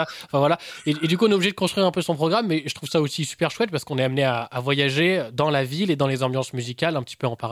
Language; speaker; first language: French; native; French